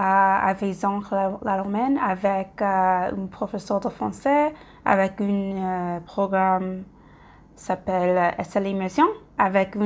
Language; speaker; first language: French; non-native, learner; English